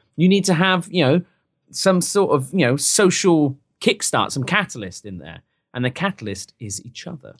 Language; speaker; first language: English; native; English